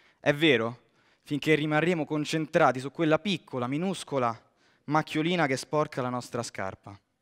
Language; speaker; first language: Italian; native; Italian